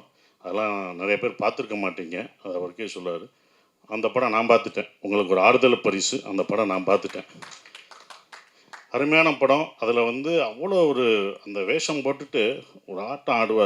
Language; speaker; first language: Tamil; native; Tamil